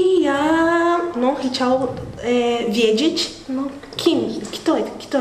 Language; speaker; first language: Polish; non-native, learner; Portuguese